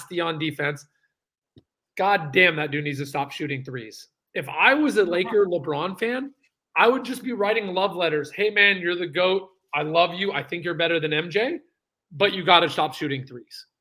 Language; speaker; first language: English; native; English